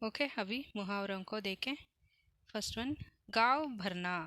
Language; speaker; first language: Hindi; non-native, local second language; Kannada